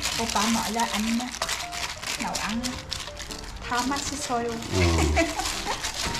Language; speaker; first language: Korean; non-native, learner; Vietnamese